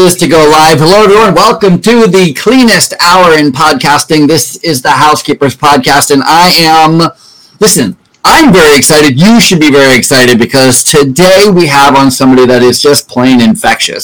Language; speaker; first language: English; native; English